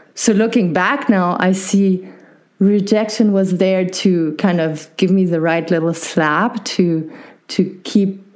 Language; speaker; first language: English; non-native, fluent; German